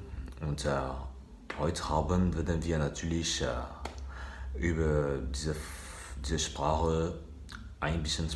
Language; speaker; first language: German; non-native, learner; French